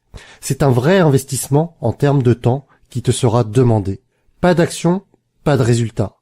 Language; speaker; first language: French; native; French